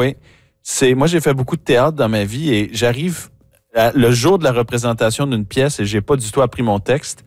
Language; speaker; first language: French; native; French